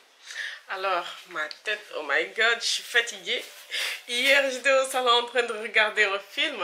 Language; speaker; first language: French; non-native, local second language; Wolof